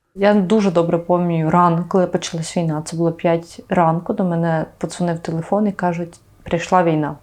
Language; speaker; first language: Ukrainian; native; Ukrainian